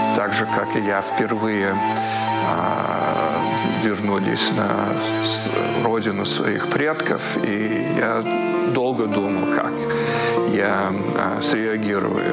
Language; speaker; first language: Russian; early bilingual, heritage; Russian